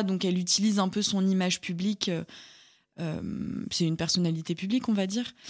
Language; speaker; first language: French; native; French